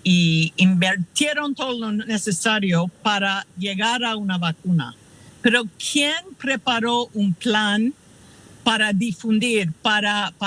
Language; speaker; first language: Spanish; non-native, fluent; English